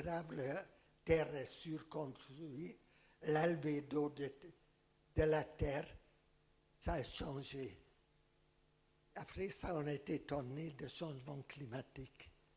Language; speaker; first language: French; non-native, fluent; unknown